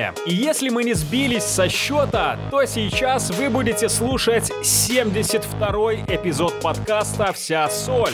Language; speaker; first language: Russian; native; Russian